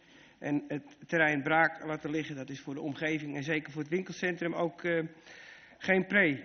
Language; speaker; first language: Dutch; native; Dutch